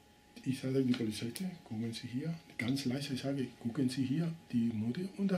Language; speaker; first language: German; non-native, learner; Spanish